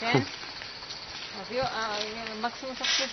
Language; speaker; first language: Hebrew; non-native, fluent; Malayalam